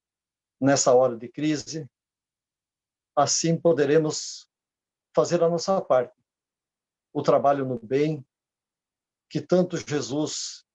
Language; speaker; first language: Portuguese; native; Portuguese